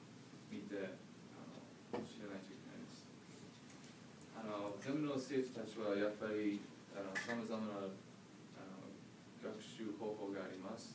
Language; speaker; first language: Japanese; non-native, learner; English